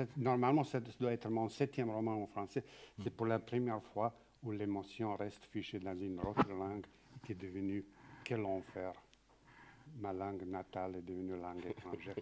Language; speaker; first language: French; non-native, fluent; Serbian